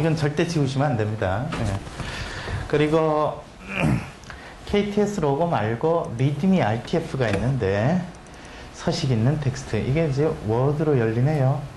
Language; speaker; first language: Korean; native; Korean